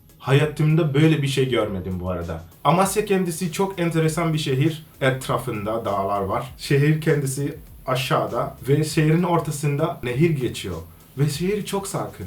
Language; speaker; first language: Turkish; non-native, fluent; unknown